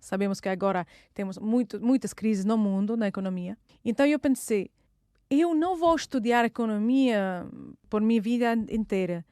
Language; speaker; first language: Portuguese; non-native, fluent; Russian